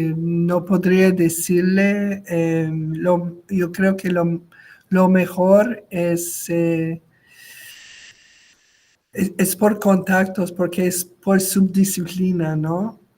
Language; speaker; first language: Spanish; non-native, local second language; French